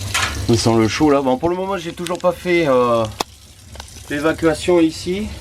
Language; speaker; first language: French; native; French